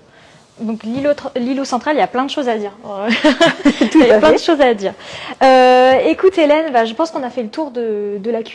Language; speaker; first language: French; native; French